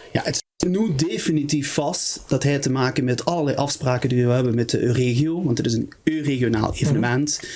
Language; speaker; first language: Dutch; native; Dutch